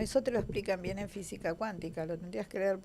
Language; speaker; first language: Spanish; native; Spanish